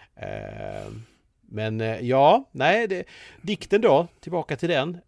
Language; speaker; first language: Swedish; native; Swedish